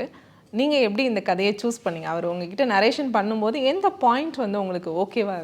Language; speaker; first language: Tamil; native; Tamil